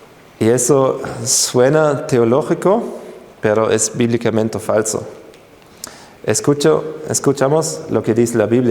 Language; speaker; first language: Spanish; non-native, fluent; German